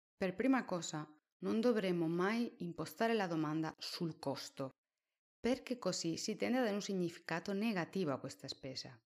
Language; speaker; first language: Italian; non-native, fluent; Spanish